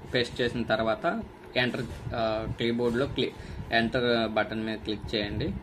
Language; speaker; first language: Telugu; native; Telugu